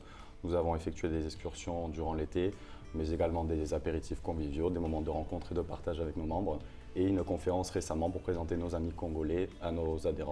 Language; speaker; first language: French; native; French